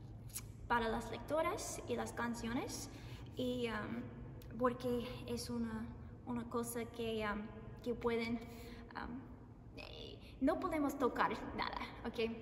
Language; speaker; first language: Spanish; non-native, learner; English